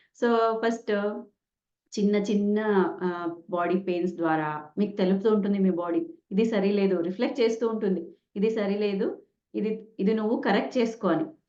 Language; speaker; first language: Telugu; non-native, local second language; Kannada